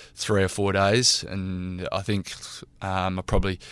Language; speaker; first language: English; native; English